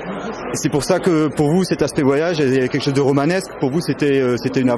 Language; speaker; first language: French; native; French